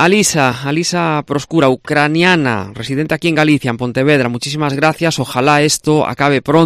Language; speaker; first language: Spanish; native; Spanish